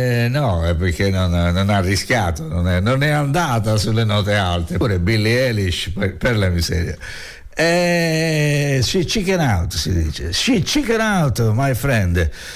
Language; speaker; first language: Italian; native; Italian